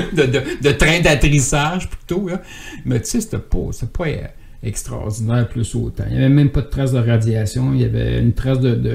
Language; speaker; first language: French; native; French